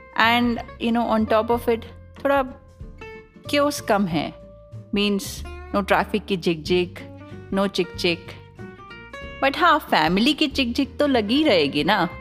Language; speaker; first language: English; non-native, local second language; Punjabi